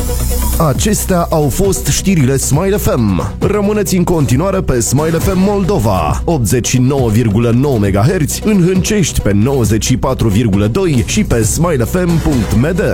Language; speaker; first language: Romanian; native; Romanian